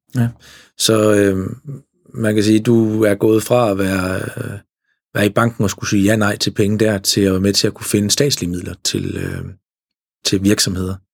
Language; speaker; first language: Danish; native; Danish